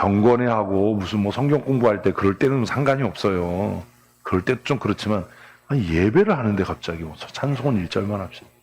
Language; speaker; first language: Korean; native; Korean